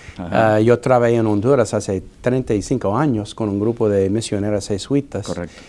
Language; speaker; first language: Spanish; non-native, fluent; English